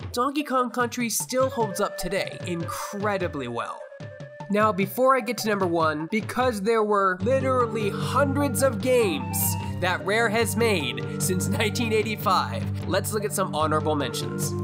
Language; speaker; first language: English; native; English